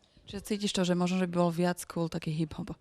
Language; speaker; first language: Slovak; native; Slovak